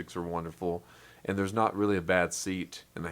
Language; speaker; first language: English; native; English